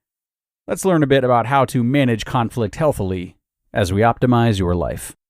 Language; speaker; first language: English; native; English